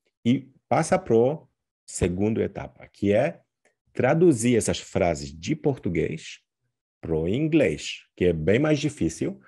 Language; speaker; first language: Portuguese; non-native, fluent; Polish